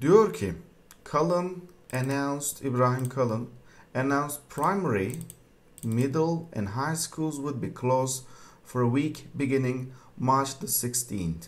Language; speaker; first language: English; non-native, fluent; Turkish